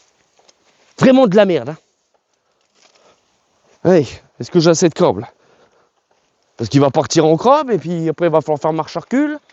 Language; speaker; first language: French; native; French